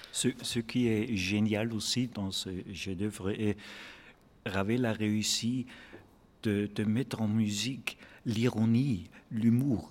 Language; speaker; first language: French; non-native, fluent; German